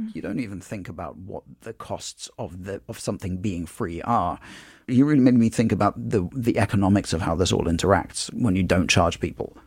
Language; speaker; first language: English; native; English